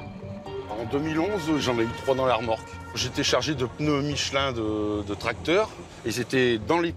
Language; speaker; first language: French; native; French